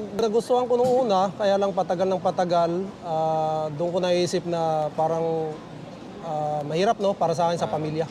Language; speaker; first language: Filipino; non-native, local second language; Cebuano